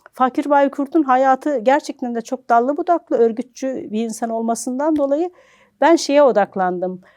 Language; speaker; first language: Turkish; native; Turkish